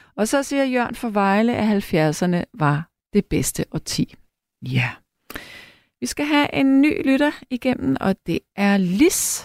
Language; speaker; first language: Danish; native; Danish